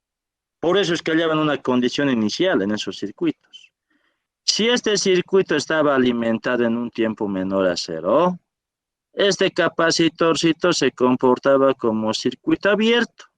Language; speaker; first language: Spanish; native; Spanish